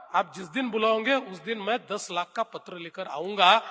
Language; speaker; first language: Hindi; non-native, local second language; Marathi